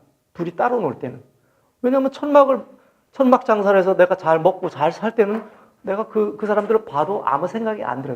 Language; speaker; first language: Korean; native; Korean